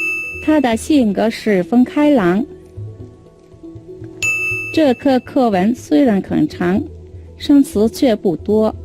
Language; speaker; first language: Chinese; non-native, fluent; Mongolian